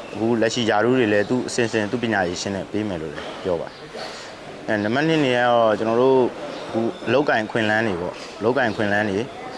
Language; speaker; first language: Burmese; native; Burmese